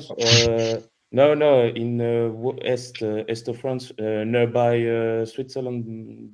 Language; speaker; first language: English; non-native, learner; French